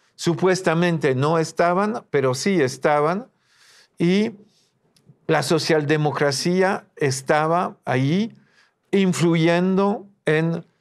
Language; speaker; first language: Spanish; non-native, fluent; French